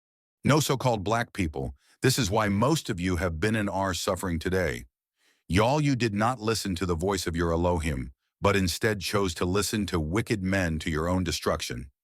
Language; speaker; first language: English; native; English